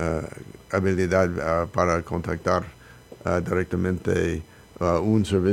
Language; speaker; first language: Spanish; non-native, learner; English